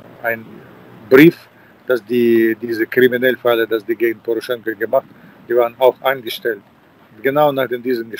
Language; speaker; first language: German; non-native, fluent; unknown